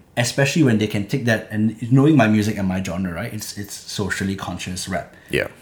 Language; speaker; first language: English; native; English